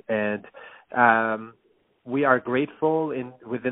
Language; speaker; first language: English; non-native, fluent; French